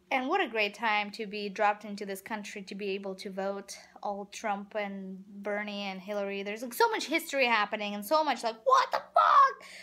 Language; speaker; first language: English; non-native, fluent; Russian